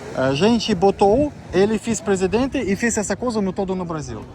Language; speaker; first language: Portuguese; non-native, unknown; Russian